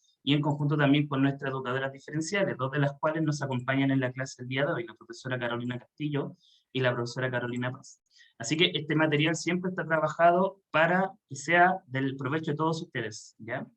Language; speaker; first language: Spanish; native; Spanish